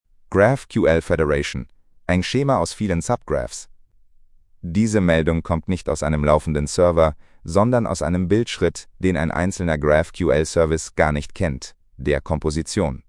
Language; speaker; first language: German; native; German